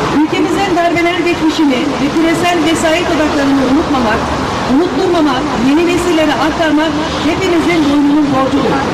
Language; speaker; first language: Turkish; native; Turkish